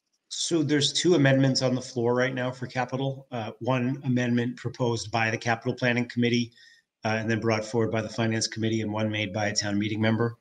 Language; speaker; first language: English; native; English